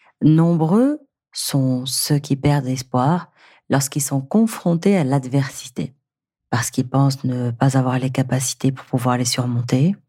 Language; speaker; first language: French; native; French